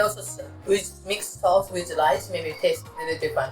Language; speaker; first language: English; non-native, learner; Japanese